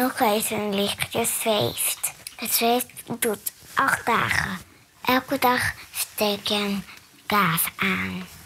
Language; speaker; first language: Dutch; early bilingual, other home language; Hebrew